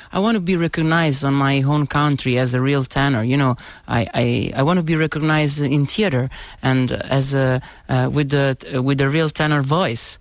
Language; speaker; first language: English; non-native, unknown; Italian